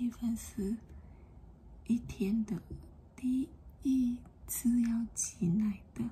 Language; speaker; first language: Chinese; non-native, fluent; Vietnamese